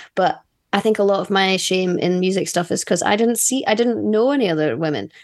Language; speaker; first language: English; native; English